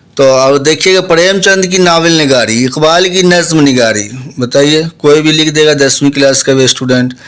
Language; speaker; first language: Urdu; native; Urdu